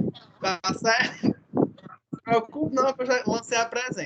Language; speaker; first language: Portuguese; native; Portuguese